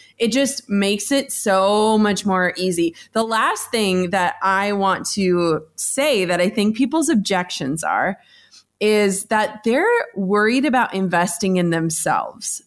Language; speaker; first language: English; native; English